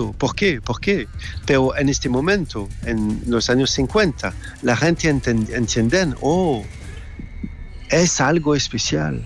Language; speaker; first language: Spanish; non-native, fluent; French